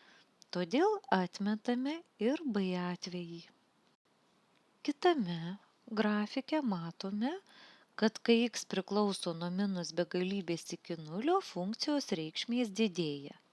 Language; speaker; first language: Lithuanian; native; Lithuanian